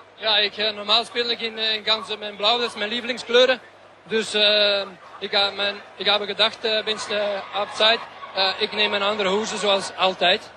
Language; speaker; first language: German; non-native, learner; Dutch